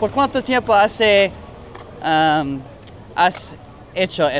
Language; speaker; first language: Spanish; non-native, learner; English